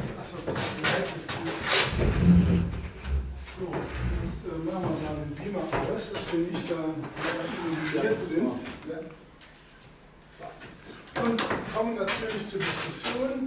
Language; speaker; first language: German; native; German